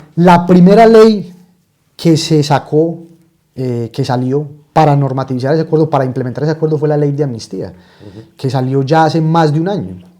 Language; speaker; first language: Spanish; native; Spanish